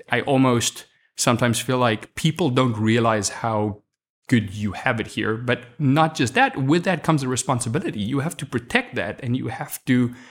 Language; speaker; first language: English; non-native, local second language; Afrikaans